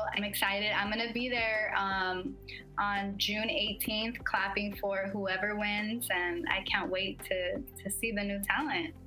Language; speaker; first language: English; native; English